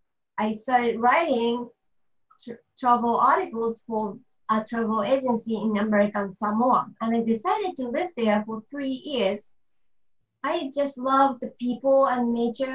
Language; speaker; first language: English; non-native, learner; Japanese